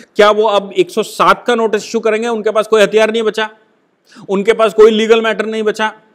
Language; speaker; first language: Hindi; native; Hindi